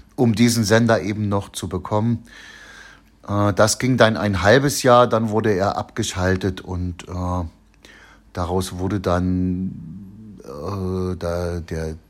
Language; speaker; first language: German; native; German